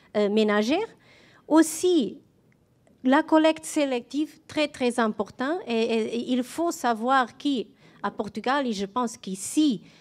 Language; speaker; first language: French; non-native, fluent; Portuguese